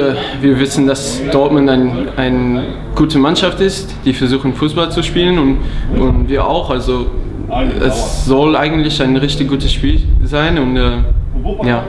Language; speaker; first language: German; non-native, fluent; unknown